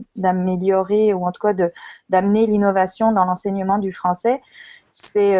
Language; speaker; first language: French; native; French